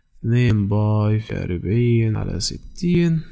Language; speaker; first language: Arabic; native; Arabic